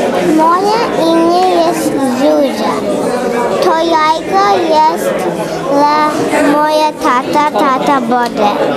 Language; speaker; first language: Polish; early bilingual, heritage; Polish